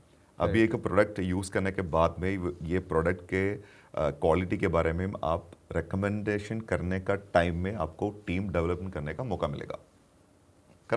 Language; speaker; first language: Hindi; non-native, local second language; Malayalam